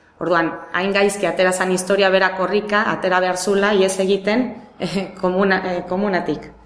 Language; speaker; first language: Basque; non-native, local second language; Spanish